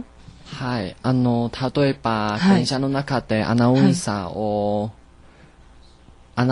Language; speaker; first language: Japanese; non-native, learner; Chinese